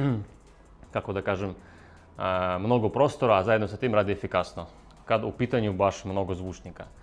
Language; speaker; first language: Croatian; non-native, fluent; Russian